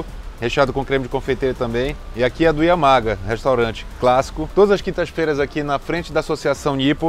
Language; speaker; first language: Portuguese; native; Portuguese